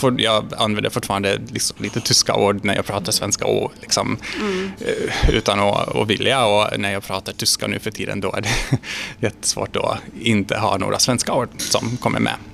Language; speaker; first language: Swedish; non-native, fluent; Romanian